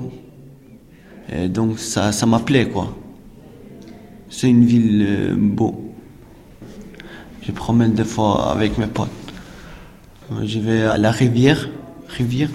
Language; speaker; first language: French; non-native, learner; Albanian